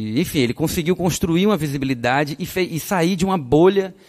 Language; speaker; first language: Portuguese; native; Portuguese